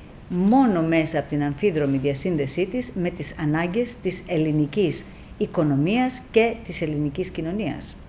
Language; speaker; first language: Greek; native; Greek